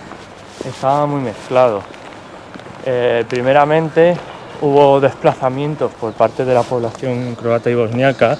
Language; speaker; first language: Spanish; native; Spanish